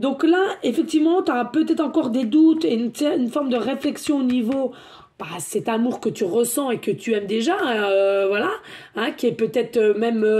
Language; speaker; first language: French; native; French